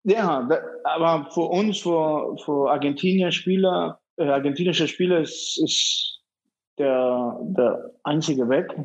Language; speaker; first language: German; non-native, fluent; Spanish